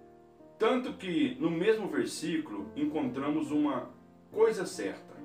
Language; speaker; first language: Portuguese; native; Portuguese